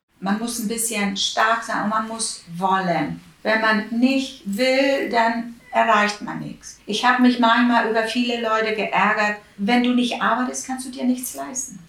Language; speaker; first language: German; early bilingual, other home language; Italian